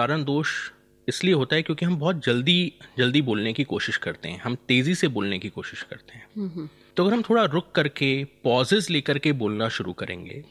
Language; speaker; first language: Hindi; native; Hindi